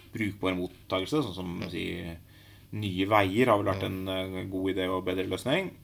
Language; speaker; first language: Norwegian; native; Norwegian